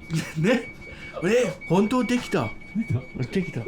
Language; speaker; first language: Japanese; non-native, learner; German